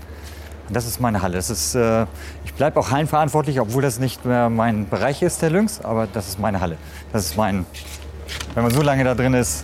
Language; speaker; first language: German; native; German